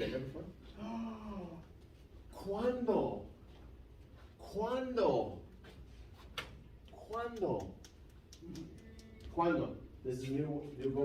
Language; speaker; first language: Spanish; non-native, fluent; English